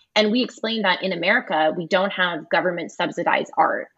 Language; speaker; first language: English; native; English